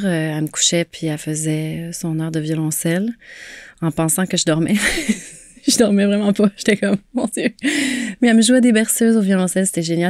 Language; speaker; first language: French; native; French